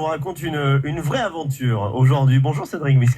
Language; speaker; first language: French; native; French